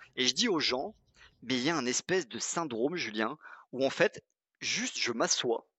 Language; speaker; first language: French; native; French